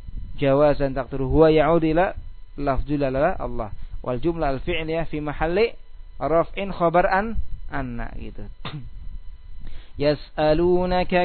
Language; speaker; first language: Arabic; non-native, fluent; Indonesian